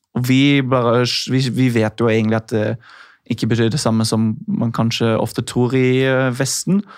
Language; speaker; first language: Norwegian; non-native, fluent; English